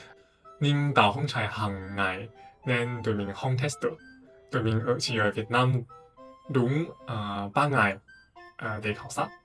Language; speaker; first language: Vietnamese; non-native, fluent; Chinese